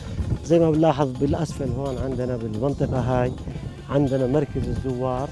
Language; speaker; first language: Arabic; native; Arabic